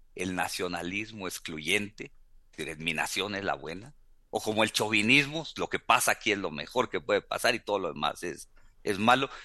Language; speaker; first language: Spanish; native; Spanish